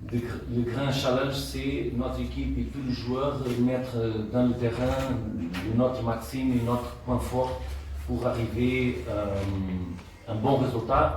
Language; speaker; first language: French; non-native, learner; Portuguese